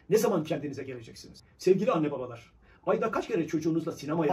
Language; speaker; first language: Turkish; native; Turkish